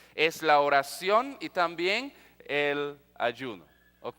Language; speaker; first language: Spanish; non-native, fluent; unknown